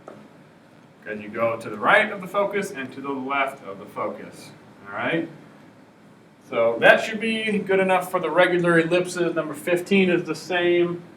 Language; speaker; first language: English; native; English